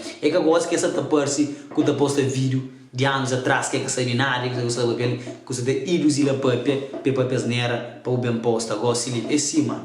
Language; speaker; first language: Portuguese; non-native, local second language; Kabuverdianu